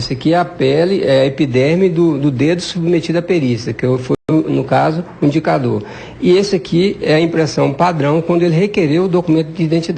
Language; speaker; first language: Portuguese; native; Portuguese